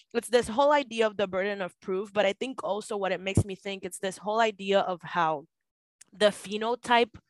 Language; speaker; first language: English; non-native, fluent; Spanish